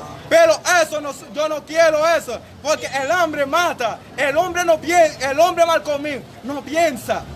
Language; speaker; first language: Spanish; non-native, learner; Haitian Creole